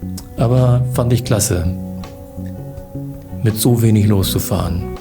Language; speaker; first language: German; native; German